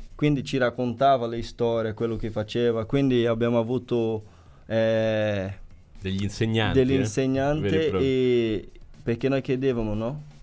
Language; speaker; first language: Italian; non-native, fluent; Portuguese